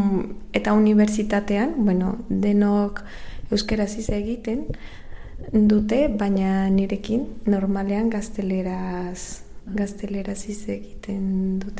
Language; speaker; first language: Basque; non-native, learner; Spanish